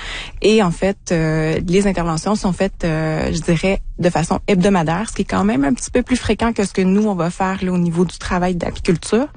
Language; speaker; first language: French; native; French